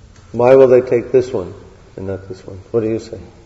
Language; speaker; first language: English; native; English